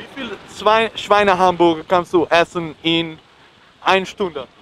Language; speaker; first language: German; non-native, learner; Dutch